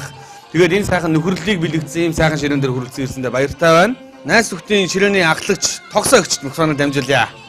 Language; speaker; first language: Mongolian; native; Mongolian